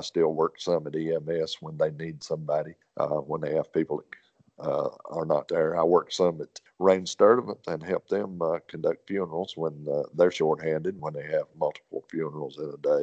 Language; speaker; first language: English; native; English